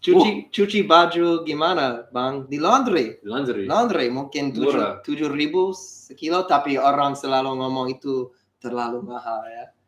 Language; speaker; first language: Indonesian; non-native, learner; English